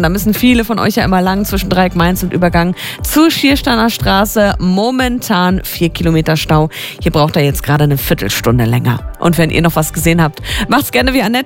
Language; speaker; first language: German; native; German